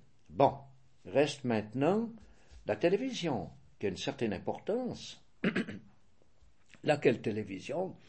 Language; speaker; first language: French; native; French